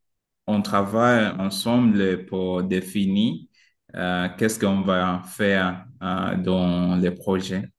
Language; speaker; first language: French; non-native, learner; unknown